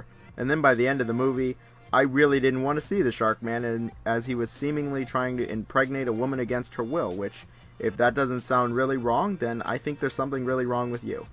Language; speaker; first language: English; native; English